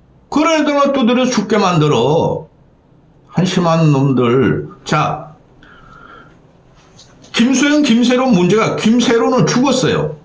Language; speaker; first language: Korean; native; Korean